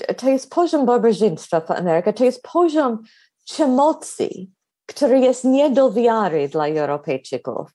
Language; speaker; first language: Polish; non-native, fluent; English